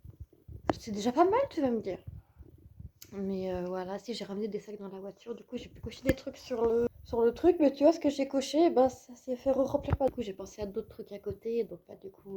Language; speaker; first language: French; native; French